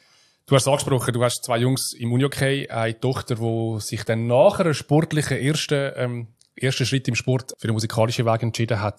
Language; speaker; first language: German; native; German